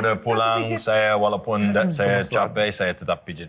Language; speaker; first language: Indonesian; non-native, learner; English